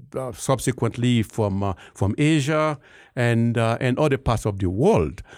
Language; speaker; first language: English; non-native, fluent; Haitian Creole